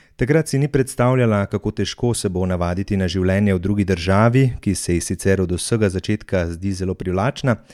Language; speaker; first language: Slovenian; native; Slovenian